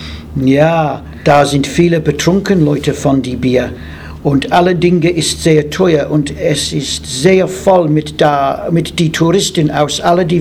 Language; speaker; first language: German; non-native, learner; English